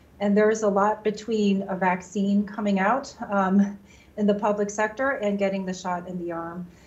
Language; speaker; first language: English; native; English